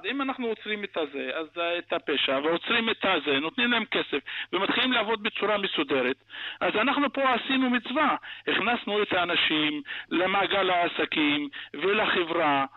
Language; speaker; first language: Hebrew; non-native, local second language; Arabic